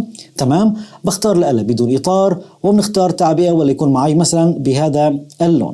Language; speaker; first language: Arabic; native; Arabic